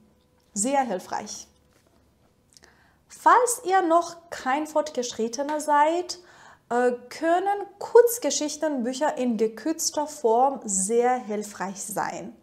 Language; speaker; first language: German; non-native, fluent; Persian